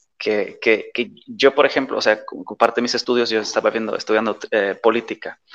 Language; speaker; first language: Spanish; non-native, fluent; Polish